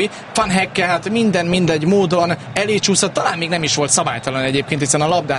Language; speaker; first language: Hungarian; native; Hungarian